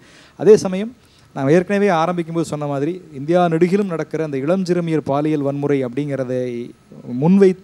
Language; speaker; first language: Tamil; native; Tamil